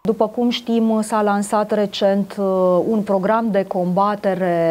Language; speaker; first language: Romanian; native; Romanian